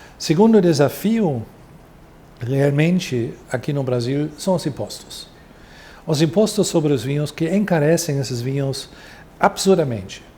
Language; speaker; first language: Portuguese; non-native, fluent; German